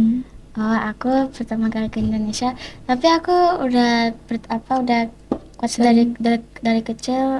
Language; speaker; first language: Indonesian; early bilingual, heritage; Indonesian